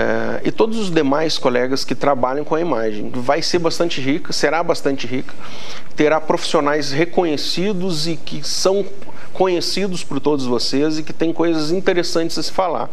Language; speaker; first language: Portuguese; native; Portuguese